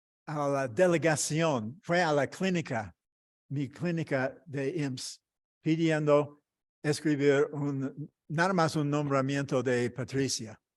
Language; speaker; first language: Spanish; non-native, fluent; English